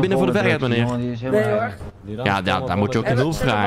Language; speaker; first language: Dutch; native; Dutch